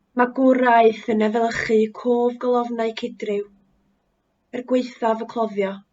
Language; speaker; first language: Welsh; native; Welsh